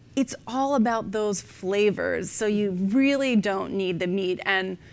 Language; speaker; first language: English; native; English